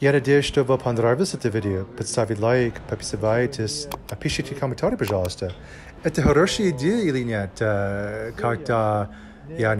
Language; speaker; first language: Russian; non-native, learner; English